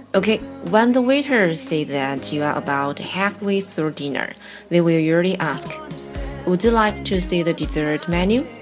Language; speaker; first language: English; non-native, fluent; Chinese